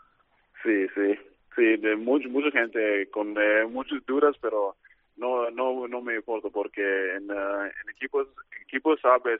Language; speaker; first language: Spanish; non-native, learner; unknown